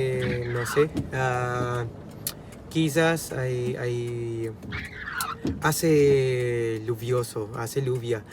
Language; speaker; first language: Spanish; non-native, learner; Filipino